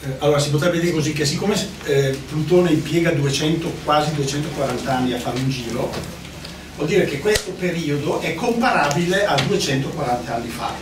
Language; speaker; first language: Italian; native; Italian